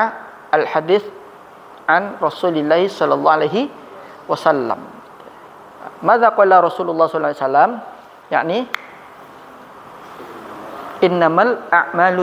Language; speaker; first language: Arabic; non-native, fluent; Indonesian